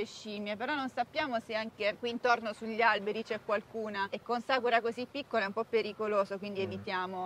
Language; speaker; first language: Italian; native; Italian